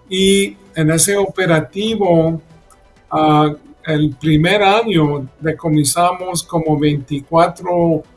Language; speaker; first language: Spanish; early bilingual, heritage; Spanish